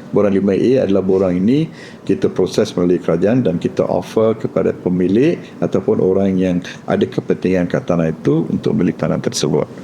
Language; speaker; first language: Malay; non-native, local second language; Tamil